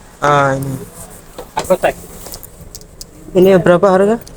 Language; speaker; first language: Indonesian; non-native, learner; Bangla